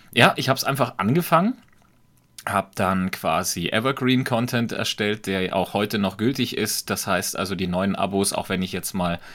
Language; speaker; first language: German; native; German